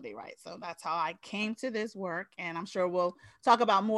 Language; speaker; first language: English; native; English